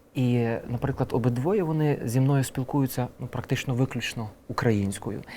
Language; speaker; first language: Ukrainian; native; Ukrainian